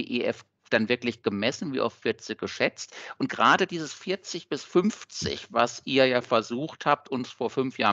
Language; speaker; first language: German; native; German